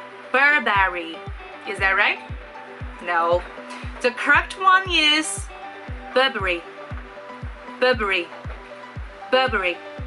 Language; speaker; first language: English; non-native, fluent; Chinese